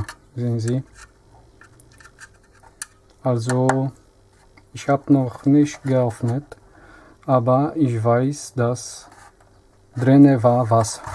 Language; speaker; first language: German; non-native, learner; Polish